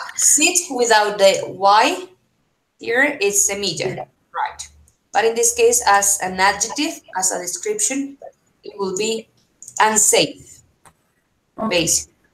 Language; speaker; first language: English; non-native, fluent; Spanish